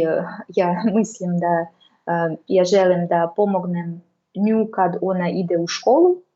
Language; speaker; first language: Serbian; non-native, learner; Russian